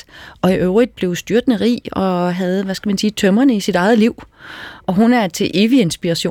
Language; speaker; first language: Danish; native; Danish